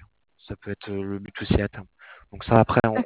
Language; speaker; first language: French; native; French